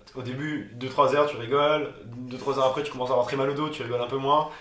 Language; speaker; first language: French; native; French